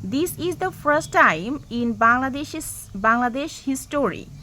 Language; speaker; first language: English; non-native, local second language; Bangla